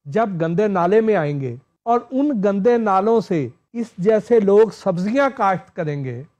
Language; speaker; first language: Urdu; non-native, local second language; Punjabi